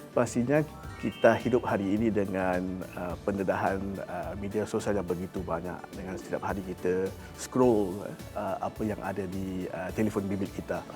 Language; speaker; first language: Malay; native; Malay